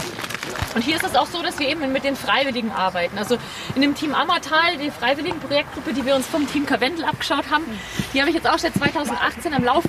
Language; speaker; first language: German; native; German